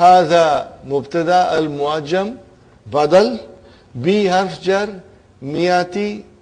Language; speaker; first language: Arabic; non-native, fluent; Urdu